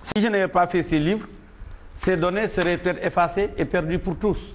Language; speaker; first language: French; non-native, local second language; Wolof